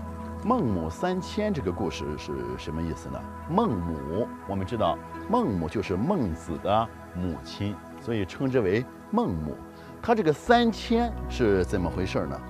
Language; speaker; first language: Chinese; native; Chinese